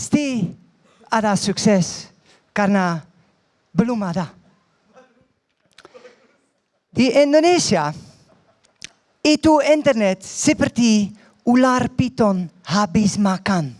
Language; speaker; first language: Indonesian; non-native, fluent; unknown